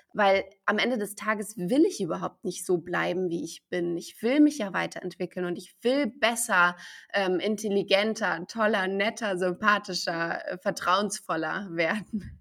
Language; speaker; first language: German; native; German